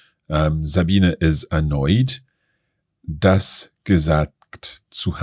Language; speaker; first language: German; non-native, learner; English